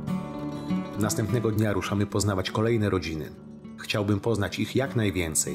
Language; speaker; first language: Polish; native; Polish